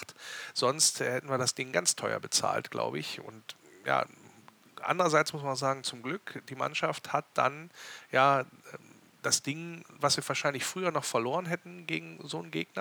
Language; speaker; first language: German; native; German